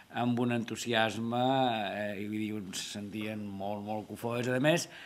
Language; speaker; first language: Catalan; native; Catalan